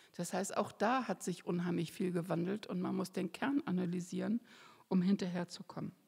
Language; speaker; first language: German; native; German